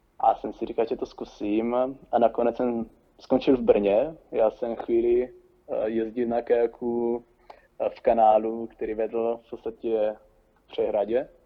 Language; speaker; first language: Czech; non-native, fluent; Italian